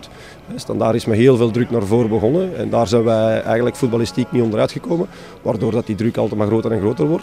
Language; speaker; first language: Dutch; native; Dutch